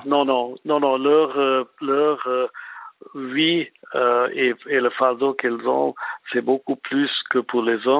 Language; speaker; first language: French; non-native, fluent; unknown